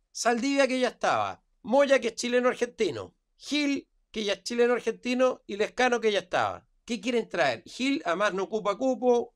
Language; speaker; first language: Spanish; native; Spanish